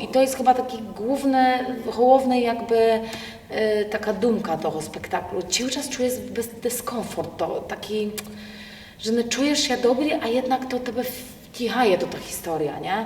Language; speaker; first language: Polish; non-native, local second language; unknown